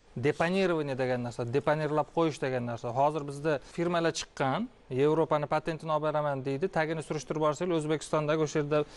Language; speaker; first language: Uzbek; native; Uzbek